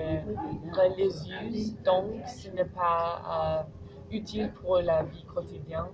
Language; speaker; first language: French; non-native, learner; English